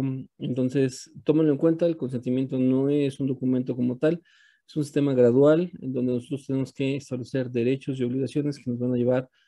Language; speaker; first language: Spanish; native; Spanish